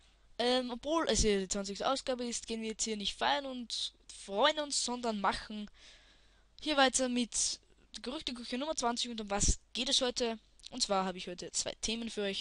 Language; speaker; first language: German; native; German